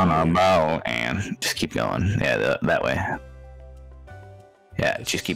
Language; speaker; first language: English; native; English